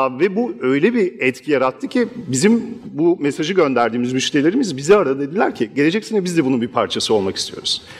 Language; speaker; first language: Turkish; non-native, fluent; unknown